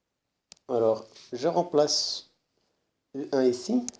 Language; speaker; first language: French; non-native, local second language; Arabic